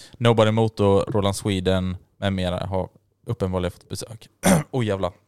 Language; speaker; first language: Swedish; native; Swedish